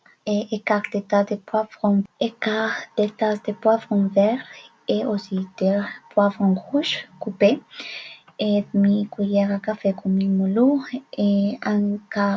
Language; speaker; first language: French; non-native, learner; Spanish